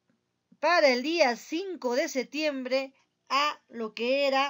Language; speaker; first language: Spanish; native; Spanish